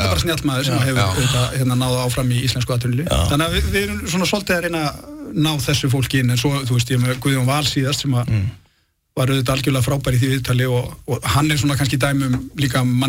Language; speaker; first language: Icelandic; native; Icelandic